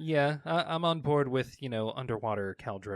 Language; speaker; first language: English; native; English